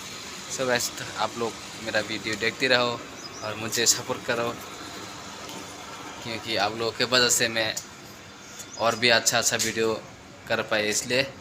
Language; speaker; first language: Hindi; non-native, local second language; Kok Borok